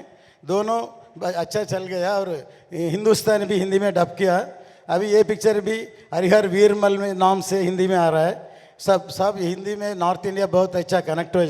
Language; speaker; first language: Hindi; non-native, local second language; Tamil